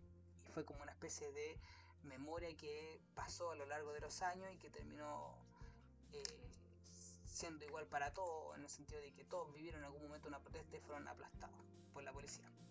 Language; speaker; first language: Spanish; native; Spanish